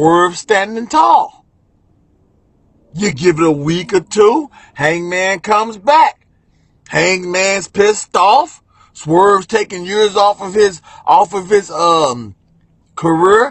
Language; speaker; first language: English; native; English